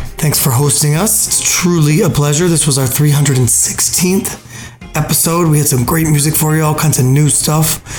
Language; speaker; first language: English; native; English